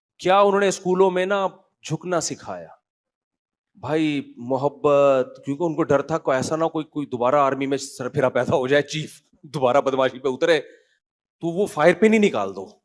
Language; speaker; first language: Urdu; native; Urdu